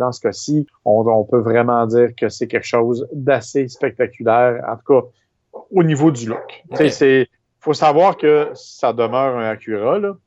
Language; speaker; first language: French; native; French